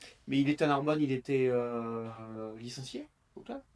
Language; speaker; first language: French; native; French